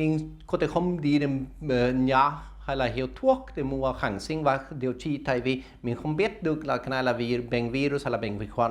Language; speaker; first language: Vietnamese; non-native, learner; Swedish